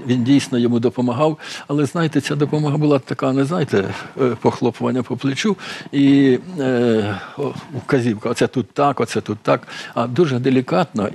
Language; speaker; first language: Ukrainian; native; Ukrainian